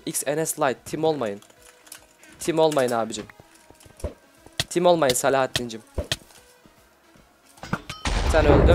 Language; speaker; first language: Turkish; native; Turkish